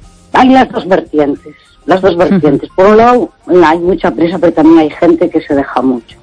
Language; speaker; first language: Spanish; native; Spanish